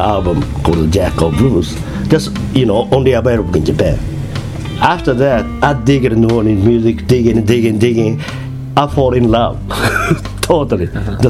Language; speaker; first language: English; non-native, learner; Japanese